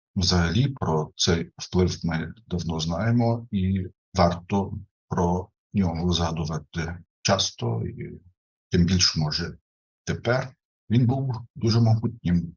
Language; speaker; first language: Ukrainian; non-native, fluent; German